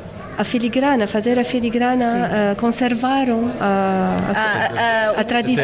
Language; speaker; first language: Portuguese; non-native, fluent; Arabic